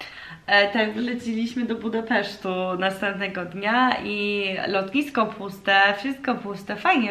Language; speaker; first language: Polish; early bilingual, heritage; Polish